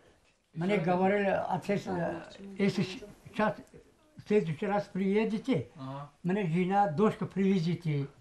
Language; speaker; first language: Russian; non-native, local second language; Tajik